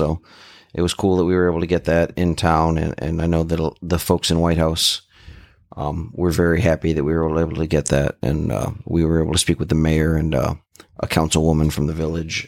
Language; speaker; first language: English; native; English